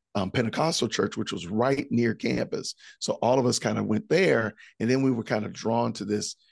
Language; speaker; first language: English; native; English